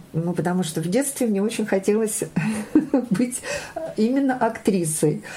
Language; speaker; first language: Russian; native; Russian